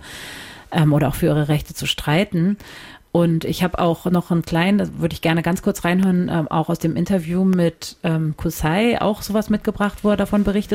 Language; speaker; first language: German; native; German